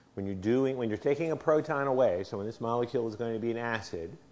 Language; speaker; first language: English; native; English